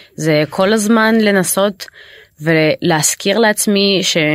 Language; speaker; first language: Hebrew; early bilingual, other home language; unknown